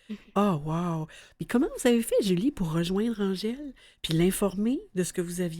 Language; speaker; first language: French; native; French